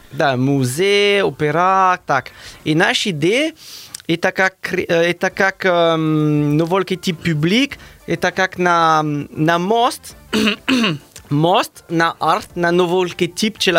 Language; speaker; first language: Russian; non-native, learner; French